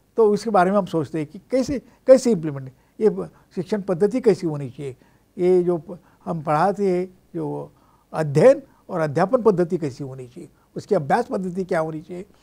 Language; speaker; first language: Hindi; non-native, local second language; Marathi